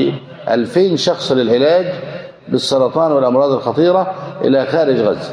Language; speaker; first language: Arabic; native; Arabic